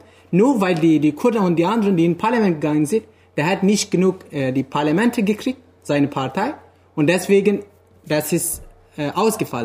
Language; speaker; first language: German; non-native, fluent; Kurdish